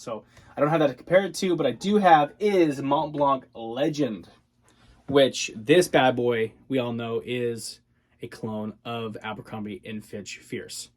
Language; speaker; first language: English; native; English